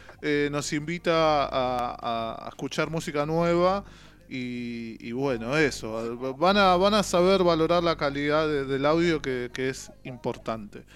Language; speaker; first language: Spanish; native; Spanish